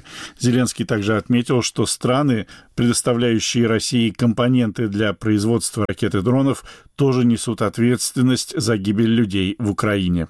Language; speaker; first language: Russian; native; Russian